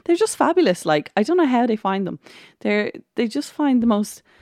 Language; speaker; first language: English; native; English